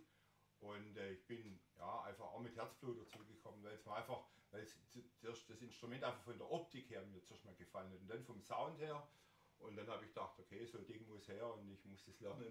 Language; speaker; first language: German; native; German